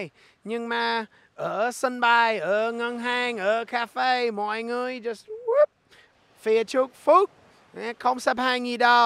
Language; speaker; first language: Vietnamese; non-native, learner; English